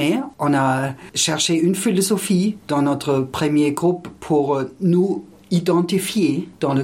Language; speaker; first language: French; non-native, fluent; German